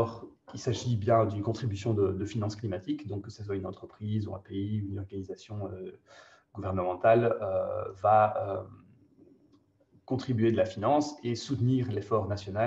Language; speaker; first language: French; native; French